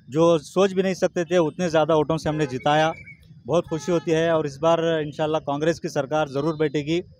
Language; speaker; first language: Hindi; native; Hindi